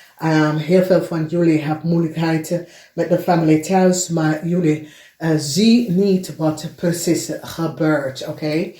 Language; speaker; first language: Dutch; non-native, fluent; English